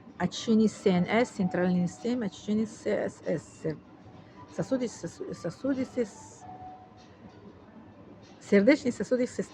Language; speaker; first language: Russian; non-native, fluent; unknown